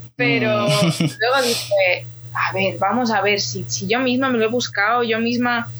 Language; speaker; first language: Spanish; early bilingual, other home language; Ukrainian